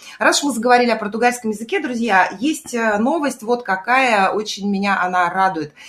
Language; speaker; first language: Russian; native; Russian